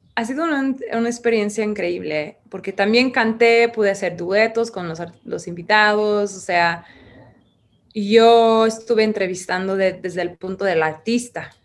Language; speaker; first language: Spanish; non-native, learner; English